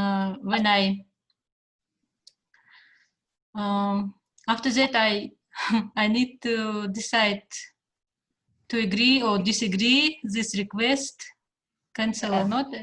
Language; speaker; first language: English; non-native, fluent; Russian